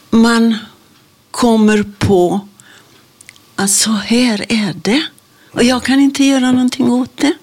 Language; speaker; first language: Swedish; non-native, fluent; Hungarian